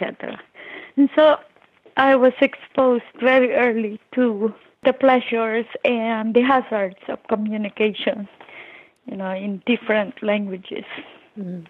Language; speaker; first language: English; non-native, local second language; Filipino